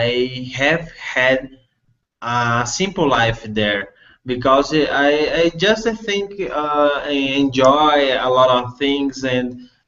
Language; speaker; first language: English; non-native, learner; Portuguese